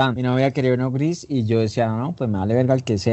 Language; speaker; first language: Spanish; native; Spanish